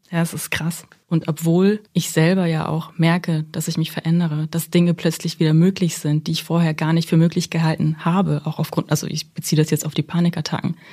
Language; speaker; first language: German; early bilingual, other home language; Russian